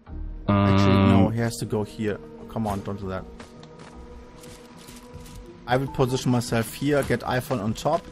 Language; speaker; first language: English; non-native, fluent; German